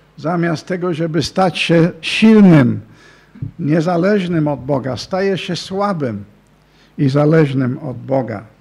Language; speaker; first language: Polish; non-native, fluent; English